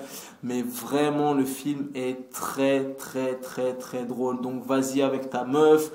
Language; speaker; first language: French; native; French